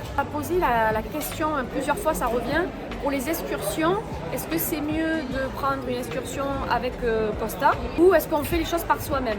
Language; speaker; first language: French; native; French